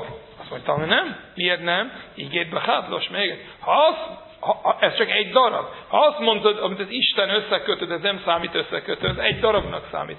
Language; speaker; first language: Hungarian; non-native, fluent; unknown